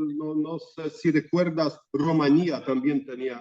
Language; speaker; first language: Spanish; non-native, fluent; Polish